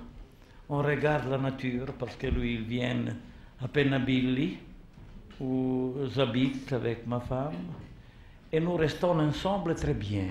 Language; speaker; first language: French; non-native, learner; Italian